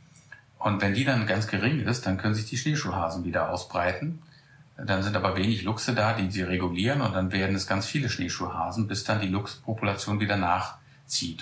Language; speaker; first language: German; native; German